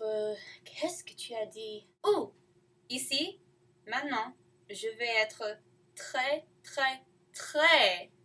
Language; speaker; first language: French; non-native, learner; English